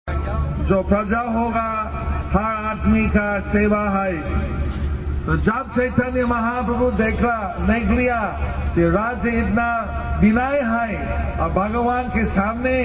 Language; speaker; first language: Hindi; non-native, learner; English